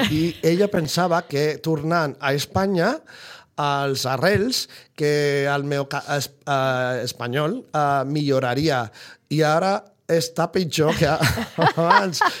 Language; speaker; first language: Catalan; non-native, fluent; Spanish